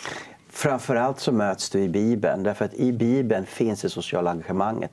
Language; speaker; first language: Swedish; native; Swedish